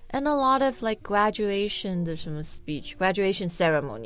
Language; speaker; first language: English; non-native, fluent; Chinese